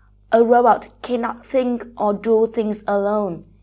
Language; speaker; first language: English; non-native, fluent; Vietnamese